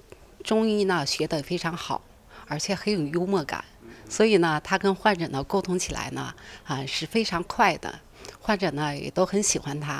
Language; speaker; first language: Chinese; native; Chinese